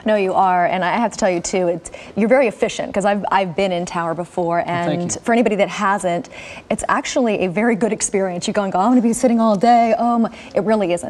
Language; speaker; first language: English; native; English